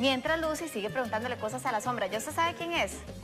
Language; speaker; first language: Spanish; native; Spanish